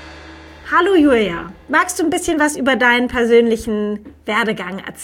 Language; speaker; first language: German; native; German